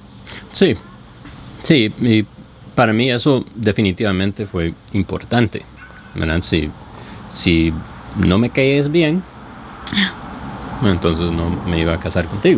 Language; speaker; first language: Spanish; non-native, fluent; English